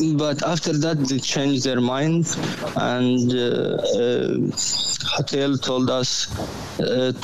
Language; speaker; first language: English; non-native, learner; Arabic